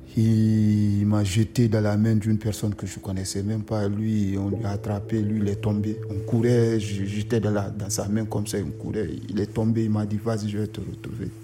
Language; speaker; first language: French; non-native, local second language; Susu